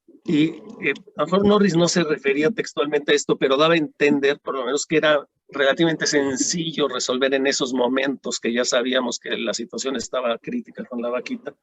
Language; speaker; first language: Spanish; native; Spanish